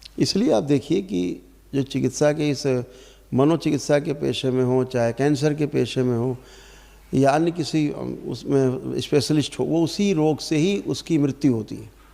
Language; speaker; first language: Hindi; native; Hindi